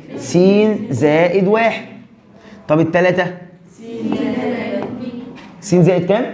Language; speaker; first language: Arabic; native; Arabic